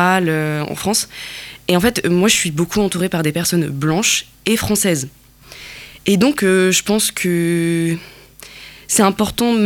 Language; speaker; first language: French; non-native, local second language; Kabyle